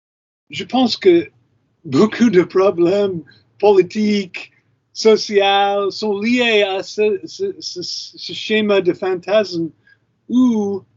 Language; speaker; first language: French; non-native, fluent; English